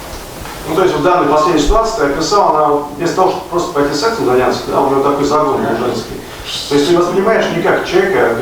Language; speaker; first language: Russian; native; Russian